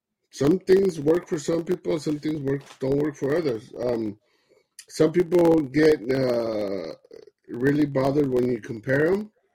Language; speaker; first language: English; early bilingual, other home language; Spanish